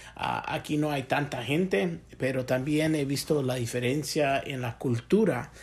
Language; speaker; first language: Spanish; early bilingual, heritage; Spanish